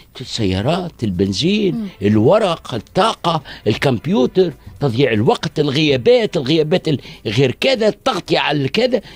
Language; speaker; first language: Arabic; native; Arabic